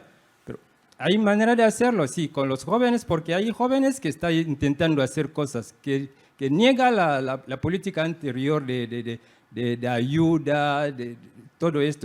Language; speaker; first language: Spanish; non-native, fluent; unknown